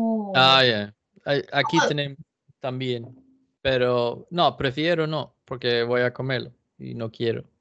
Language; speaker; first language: Spanish; non-native, fluent; Swedish